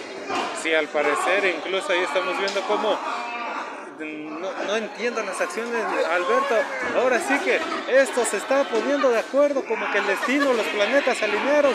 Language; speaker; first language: Spanish; native; Spanish